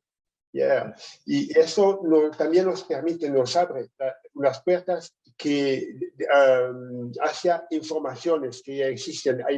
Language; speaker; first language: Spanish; non-native, fluent; French